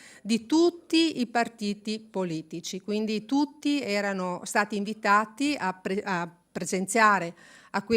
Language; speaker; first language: Italian; native; Italian